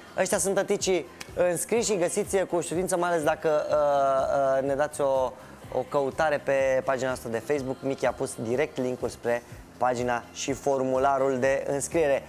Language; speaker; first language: Romanian; native; Romanian